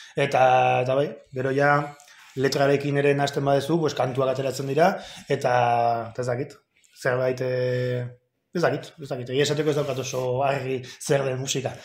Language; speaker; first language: Basque; non-native, local second language; Spanish